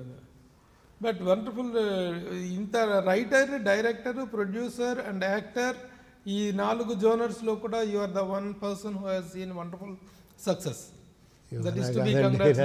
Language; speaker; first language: Telugu; native; Telugu